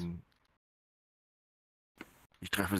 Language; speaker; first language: German; non-native, fluent; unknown